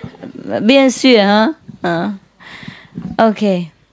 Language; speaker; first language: French; non-native, learner; Vietnamese